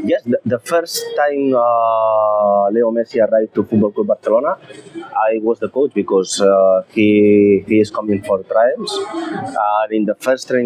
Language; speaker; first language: English; non-native, fluent; Spanish